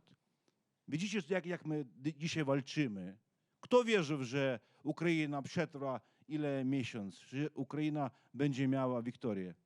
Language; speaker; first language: Polish; non-native, learner; Ukrainian